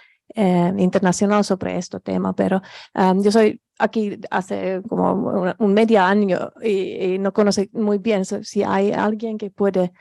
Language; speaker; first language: Spanish; non-native, learner; Finnish